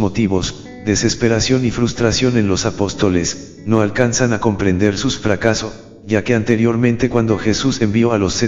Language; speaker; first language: Spanish; native; Spanish